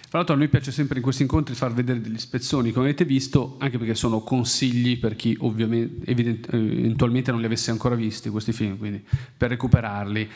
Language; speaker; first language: Italian; native; Italian